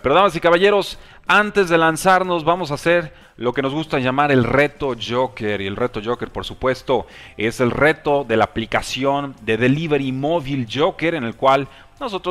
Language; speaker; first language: Spanish; native; Spanish